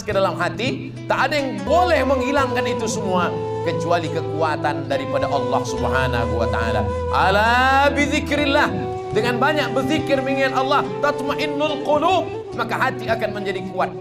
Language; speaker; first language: Malay; native; Malay